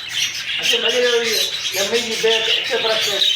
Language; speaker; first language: Arabic; non-native, learner; Indonesian